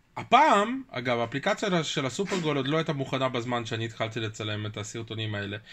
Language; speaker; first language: Hebrew; early bilingual, other home language; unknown